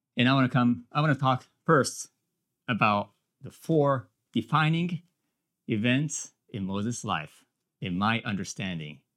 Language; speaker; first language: English; non-native, fluent; Japanese